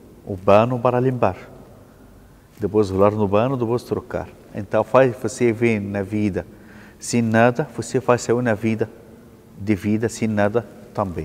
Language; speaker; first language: Portuguese; non-native, learner; Arabic